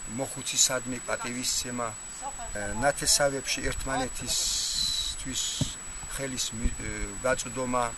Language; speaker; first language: Georgian; non-native, local second language; Chechen